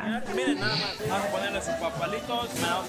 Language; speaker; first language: Spanish; native; Spanish